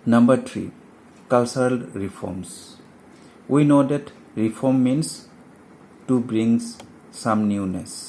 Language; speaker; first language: English; non-native, local second language; Assamese